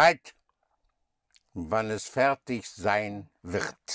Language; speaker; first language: German; non-native, fluent; English